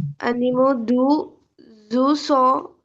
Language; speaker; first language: French; non-native, learner; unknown